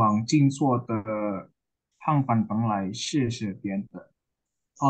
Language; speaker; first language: Chinese; non-native, learner; Indonesian